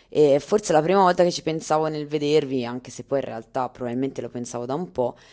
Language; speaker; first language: Italian; native; Italian